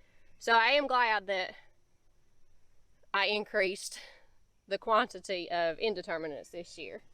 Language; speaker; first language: English; native; English